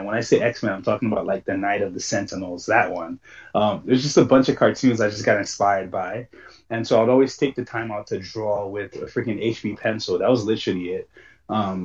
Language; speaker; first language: English; non-native, local second language; Yoruba